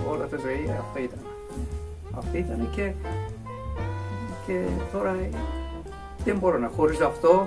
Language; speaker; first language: Greek; non-native, learner; Persian